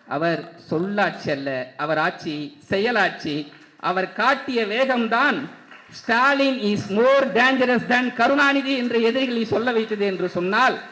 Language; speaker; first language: Tamil; native; Tamil